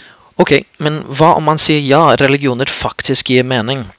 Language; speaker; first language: Norwegian; non-native, fluent; English